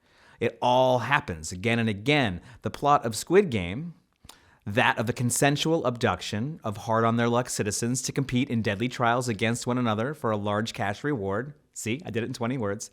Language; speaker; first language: English; native; English